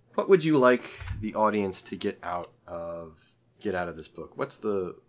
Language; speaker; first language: English; native; English